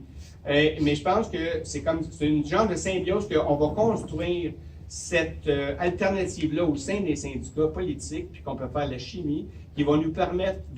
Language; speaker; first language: French; native; French